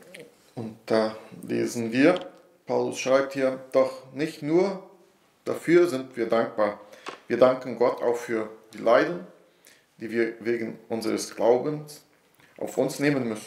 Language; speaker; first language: German; non-native, fluent; Portuguese